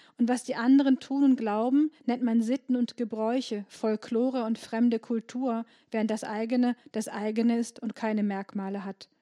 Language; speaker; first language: German; early bilingual, other home language; Turkish